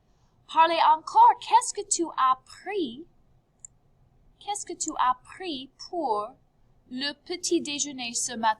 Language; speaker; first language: French; non-native, fluent; English